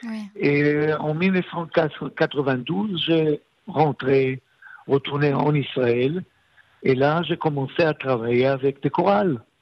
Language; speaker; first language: French; non-native, fluent; Hebrew